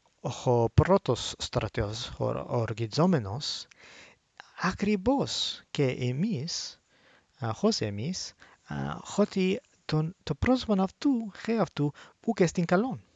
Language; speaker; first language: Greek; non-native, fluent; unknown